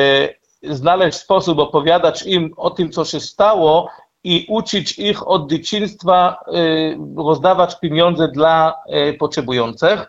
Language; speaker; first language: Polish; non-native, learner; Hebrew